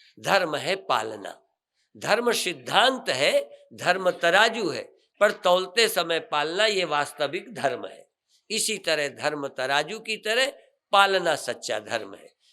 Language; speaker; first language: Hindi; native; Hindi